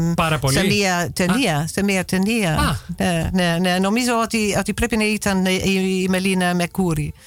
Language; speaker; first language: Greek; non-native, fluent; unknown